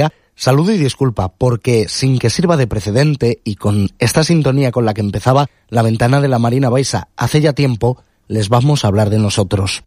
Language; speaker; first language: Spanish; native; Spanish